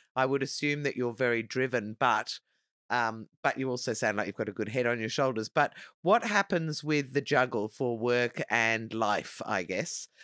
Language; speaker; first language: English; native; English